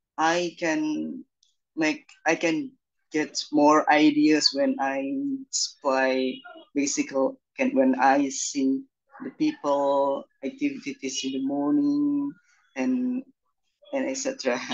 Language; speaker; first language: English; non-native, learner; Indonesian